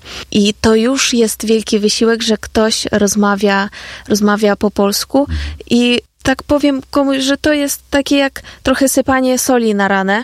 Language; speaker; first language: Polish; non-native, fluent; Ukrainian